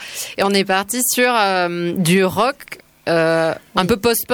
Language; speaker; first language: French; native; French